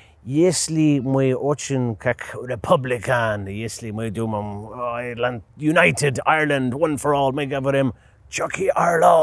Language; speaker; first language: Russian; non-native, learner; English